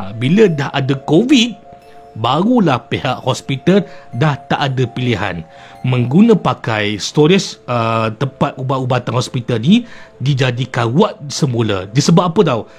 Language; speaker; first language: Malay; native; Malay